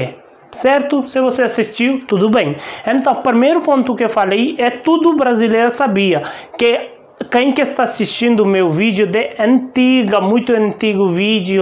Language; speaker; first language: Portuguese; non-native, learner; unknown